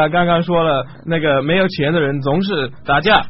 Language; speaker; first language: Chinese; non-native, learner; English